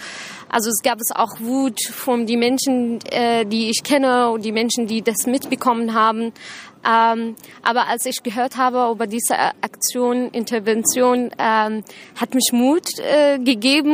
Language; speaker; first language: German; non-native, learner; Arabic